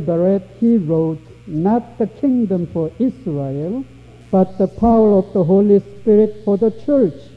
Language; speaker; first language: English; non-native, fluent; Korean